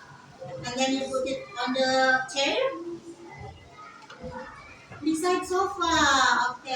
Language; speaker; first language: English; non-native, learner; Indonesian